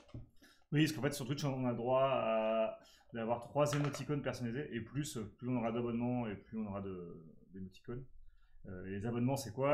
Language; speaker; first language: French; native; French